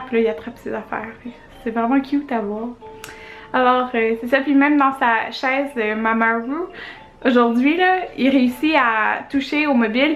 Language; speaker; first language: French; native; French